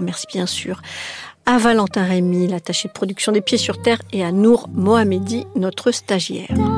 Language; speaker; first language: French; native; French